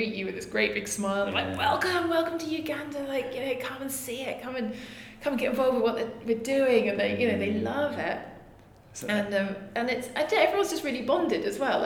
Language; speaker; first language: English; native; English